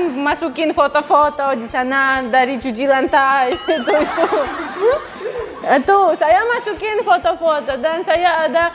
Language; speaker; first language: Indonesian; non-native, learner; Russian